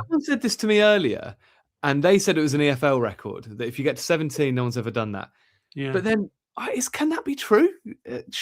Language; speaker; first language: English; native; English